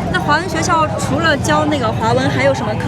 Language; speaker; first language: Chinese; native; Chinese